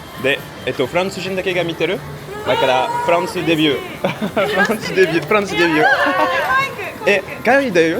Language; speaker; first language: Japanese; non-native, learner; French